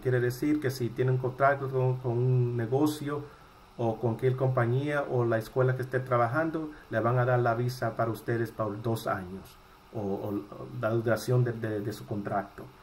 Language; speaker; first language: Spanish; early bilingual, heritage; Spanish